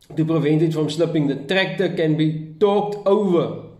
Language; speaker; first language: English; non-native, local second language; Afrikaans